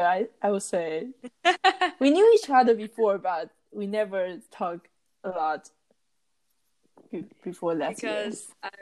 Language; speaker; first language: English; non-native, learner; Chinese